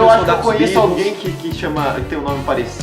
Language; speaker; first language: Portuguese; native; Portuguese